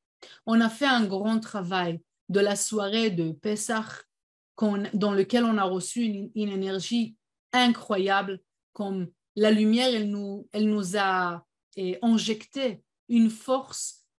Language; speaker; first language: French; non-native, fluent; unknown